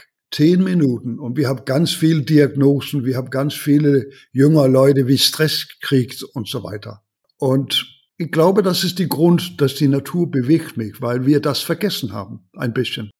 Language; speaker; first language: German; non-native, learner; Danish